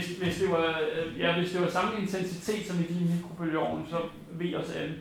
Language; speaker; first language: Danish; native; Danish